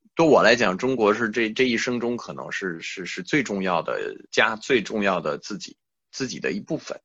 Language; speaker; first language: Chinese; non-native, fluent; French